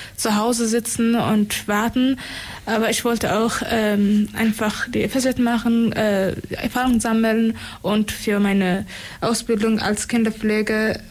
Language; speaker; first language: German; non-native, fluent; Tigrinya